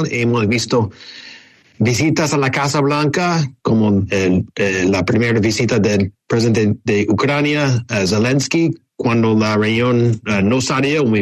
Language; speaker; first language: Spanish; non-native, fluent; English